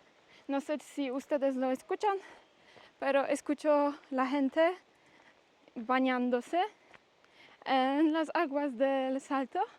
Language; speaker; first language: Spanish; non-native, learner; Polish